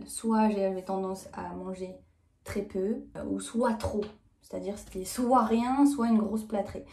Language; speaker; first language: French; native; French